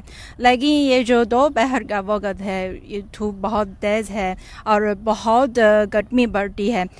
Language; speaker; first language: Hindi; non-native, fluent; Chinese